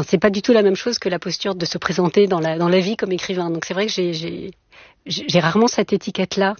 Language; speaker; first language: French; native; French